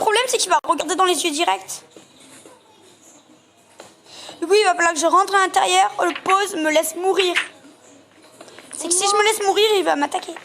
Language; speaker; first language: French; native; French